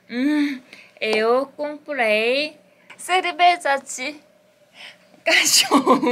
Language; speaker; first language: Portuguese; non-native, learner; Korean